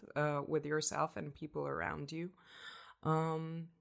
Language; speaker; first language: English; non-native, fluent; Hungarian